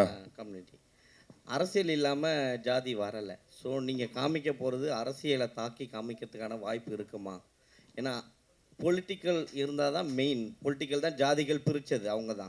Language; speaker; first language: Tamil; native; Tamil